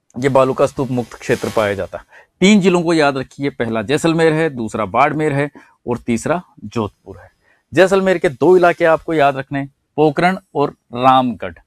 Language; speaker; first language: Hindi; native; Hindi